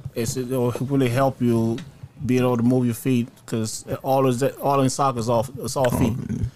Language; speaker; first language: English; early bilingual, other home language; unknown